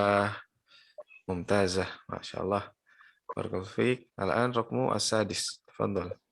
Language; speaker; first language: Arabic; non-native, fluent; Indonesian